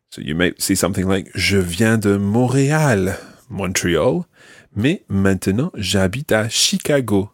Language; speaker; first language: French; non-native, fluent; English